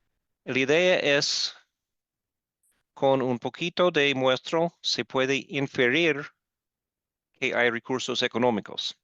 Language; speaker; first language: Spanish; non-native, fluent; English